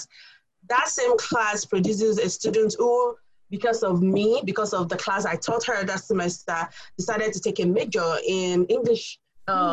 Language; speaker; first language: English; non-native, local second language; Yoruba